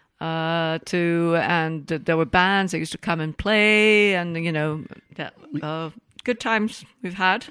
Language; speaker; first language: English; non-native, fluent; Portuguese